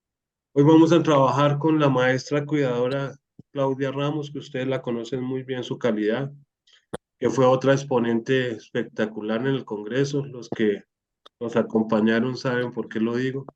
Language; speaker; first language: Spanish; native; Spanish